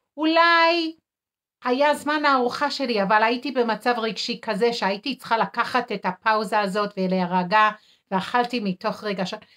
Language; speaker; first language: Hebrew; native; Hebrew